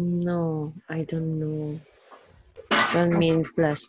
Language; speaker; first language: English; non-native, learner; Spanish